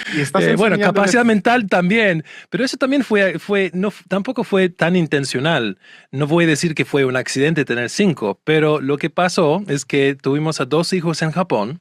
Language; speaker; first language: Spanish; non-native, fluent; English